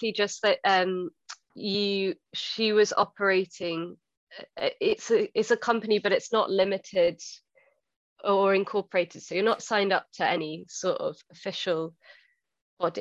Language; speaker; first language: English; native; English